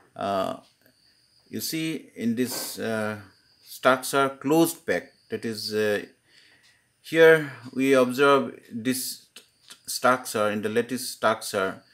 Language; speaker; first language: English; non-native, local second language; Assamese